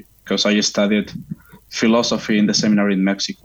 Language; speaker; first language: English; non-native, fluent; Spanish